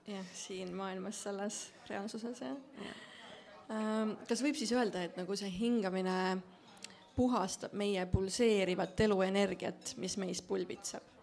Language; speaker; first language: Estonian; native; Estonian